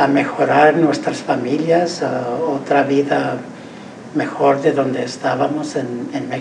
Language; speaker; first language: Spanish; early bilingual, heritage; Spanish